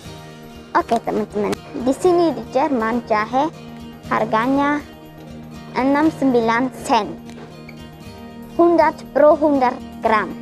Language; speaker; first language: Indonesian; early bilingual, heritage; German